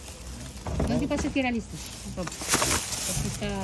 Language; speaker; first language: Spanish; non-native, learner; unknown